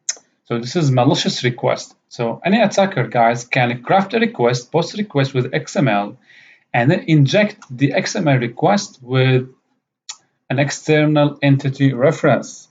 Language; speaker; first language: English; non-native, fluent; Arabic